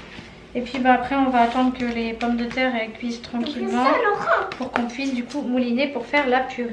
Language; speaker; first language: French; native; French